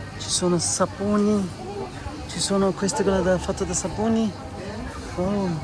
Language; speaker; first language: Italian; non-native, learner; Turkish